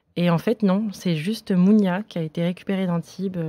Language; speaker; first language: French; native; French